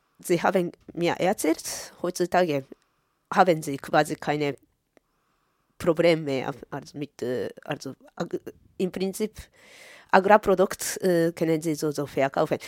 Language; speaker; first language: German; non-native, fluent; Japanese